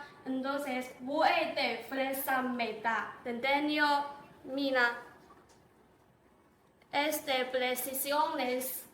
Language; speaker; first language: Spanish; non-native, learner; Chinese